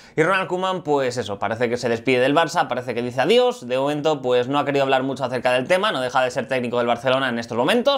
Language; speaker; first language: Spanish; native; Spanish